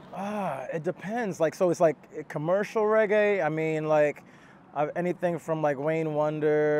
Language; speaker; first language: English; native; English